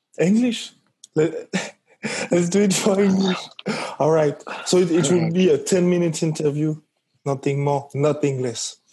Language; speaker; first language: English; non-native, fluent; French